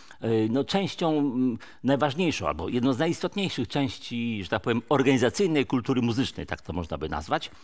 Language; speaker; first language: Polish; native; Polish